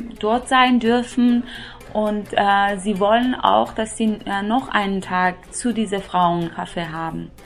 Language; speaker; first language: German; non-native, fluent; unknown